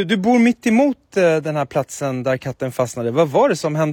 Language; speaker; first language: Swedish; native; Swedish